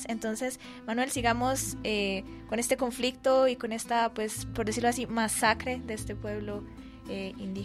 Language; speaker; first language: Spanish; native; Spanish